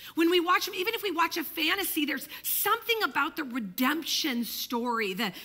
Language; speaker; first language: English; early bilingual, other home language; Italian